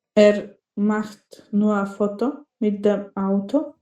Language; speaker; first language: German; non-native, learner; Macedonian